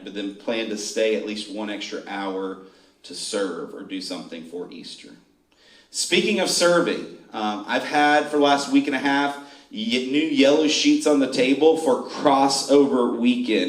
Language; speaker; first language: English; native; English